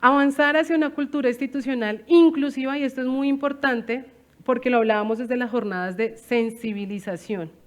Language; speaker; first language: Spanish; native; Spanish